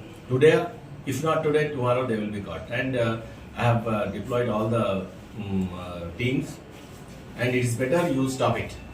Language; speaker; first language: English; non-native, local second language; Telugu